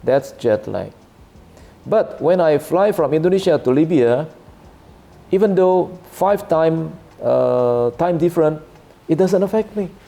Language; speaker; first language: English; non-native, learner; Indonesian